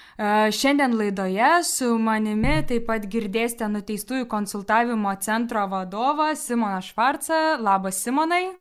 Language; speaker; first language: Lithuanian; native; Lithuanian